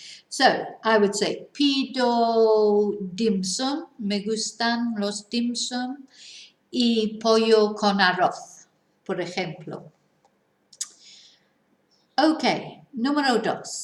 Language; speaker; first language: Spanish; non-native, fluent; English